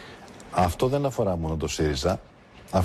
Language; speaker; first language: Greek; native; Greek